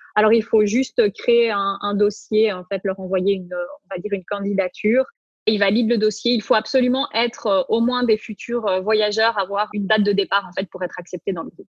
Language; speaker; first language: French; native; French